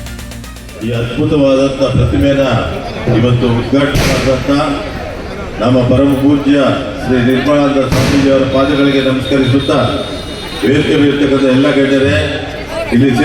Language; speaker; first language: Kannada; native; Kannada